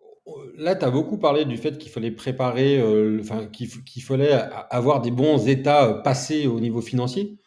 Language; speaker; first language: French; native; French